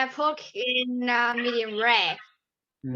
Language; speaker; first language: English; non-native, learner; Vietnamese